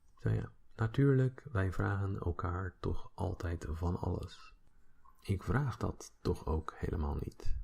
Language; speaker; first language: Dutch; non-native, fluent; English